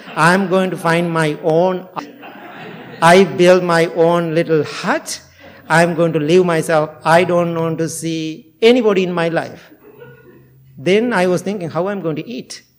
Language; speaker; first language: English; non-native, fluent; Sinhala